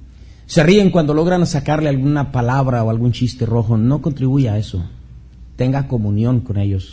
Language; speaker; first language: Spanish; native; Spanish